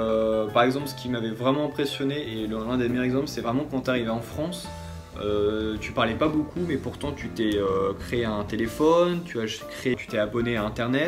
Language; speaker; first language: French; native; French